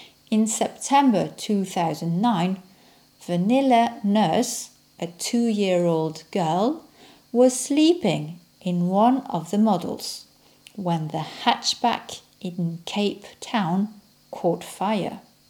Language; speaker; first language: English; non-native, fluent; French